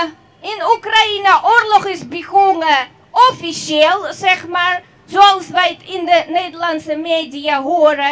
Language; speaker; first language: Dutch; non-native, fluent; Russian